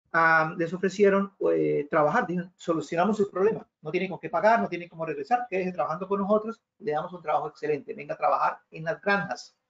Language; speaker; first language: Spanish; native; Spanish